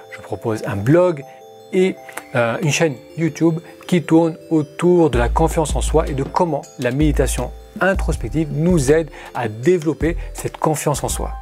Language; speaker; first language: French; early bilingual, other home language; Arabic